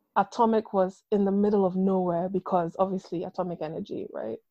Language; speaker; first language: English; non-native, local second language; Akan